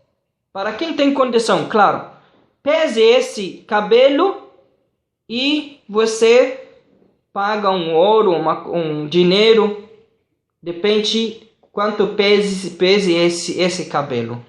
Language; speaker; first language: Portuguese; non-native, fluent; Arabic